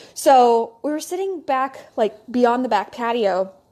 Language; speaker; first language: English; native; English